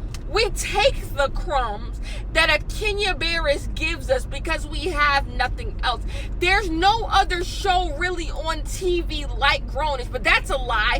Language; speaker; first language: English; native; English